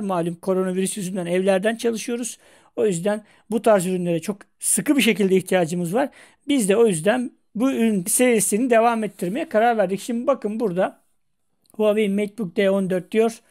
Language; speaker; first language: Turkish; native; Turkish